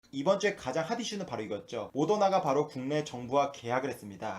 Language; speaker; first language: Korean; native; Korean